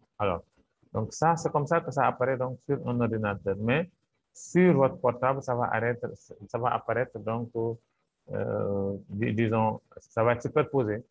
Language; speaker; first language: French; non-native, local second language; Wolof